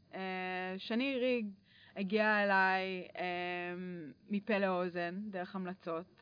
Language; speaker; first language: Hebrew; early bilingual, other home language; English